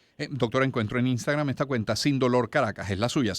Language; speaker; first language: Spanish; native; Spanish